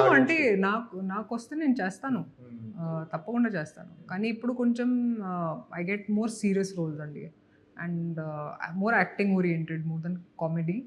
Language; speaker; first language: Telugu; non-native, fluent; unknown